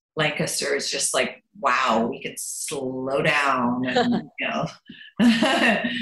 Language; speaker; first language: English; early bilingual, other home language; German